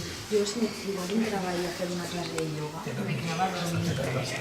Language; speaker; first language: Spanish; non-native, local second language; Catalan